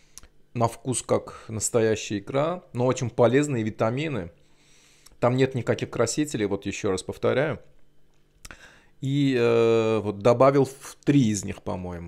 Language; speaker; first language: Russian; non-native, local second language; Azerbaijani